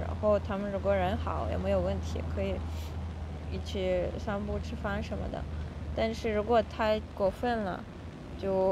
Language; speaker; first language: Chinese; non-native, fluent; Russian